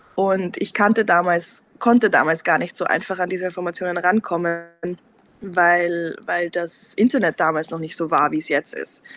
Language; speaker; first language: German; native; German